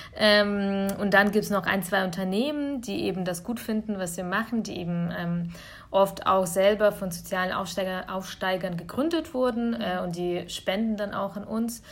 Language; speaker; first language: German; early bilingual, other home language; Russian